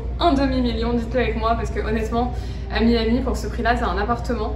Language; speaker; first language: French; native; French